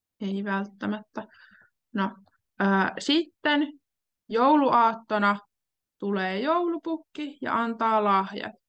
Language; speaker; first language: Finnish; native; Finnish